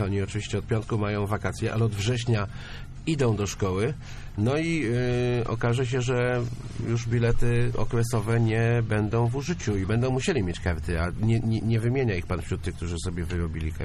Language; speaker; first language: Polish; native; Polish